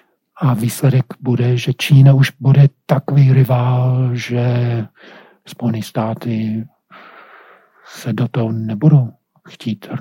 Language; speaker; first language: Czech; non-native, fluent; English